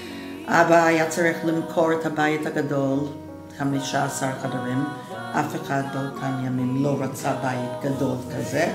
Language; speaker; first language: Hebrew; early bilingual, other home language; English